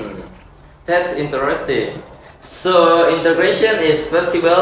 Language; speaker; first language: English; non-native, learner; Indonesian